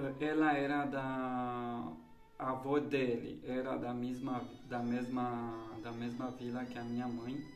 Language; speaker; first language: Portuguese; non-native, fluent; Romanian